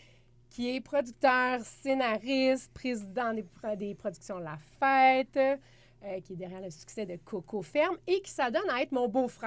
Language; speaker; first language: French; native; French